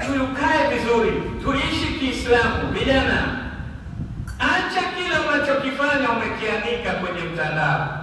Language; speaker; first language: Swahili; native; Swahili